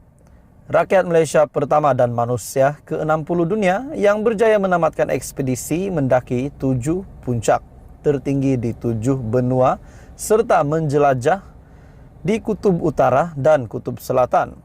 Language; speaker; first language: Malay; native; Malay